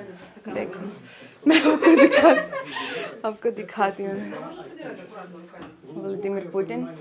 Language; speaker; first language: Hindi; non-native, fluent; Russian